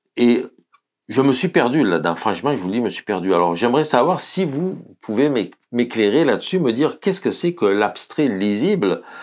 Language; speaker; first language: French; native; French